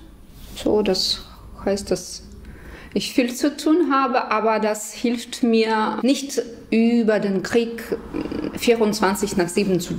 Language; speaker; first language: German; non-native, fluent; Ukrainian